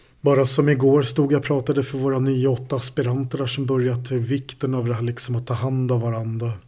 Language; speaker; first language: Swedish; native; Swedish